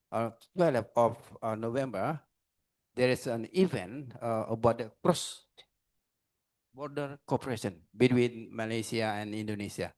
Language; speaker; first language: English; non-native, learner; Indonesian